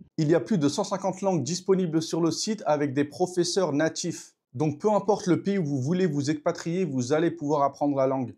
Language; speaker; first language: French; native; French